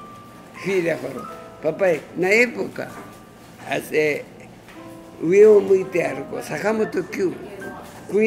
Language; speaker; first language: Portuguese; non-native, learner; Japanese